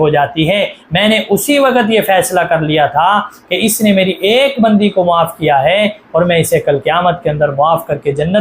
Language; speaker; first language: Urdu; native; Urdu